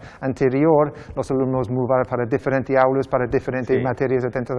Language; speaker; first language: Spanish; non-native, learner; English